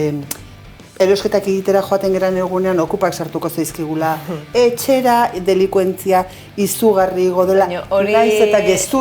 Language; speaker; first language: Basque; native; Basque